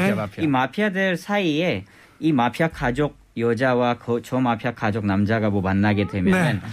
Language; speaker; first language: Korean; non-native, fluent; Balti